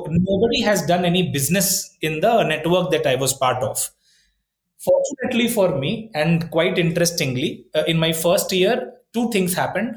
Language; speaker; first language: English; non-native, local second language; Hindi